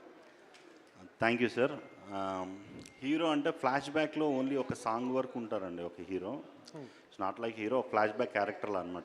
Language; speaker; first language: Telugu; native; Telugu